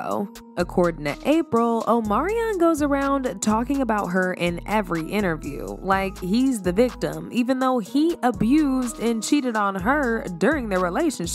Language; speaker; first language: English; native; English